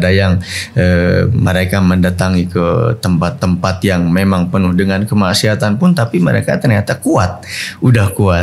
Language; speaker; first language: Indonesian; native; Indonesian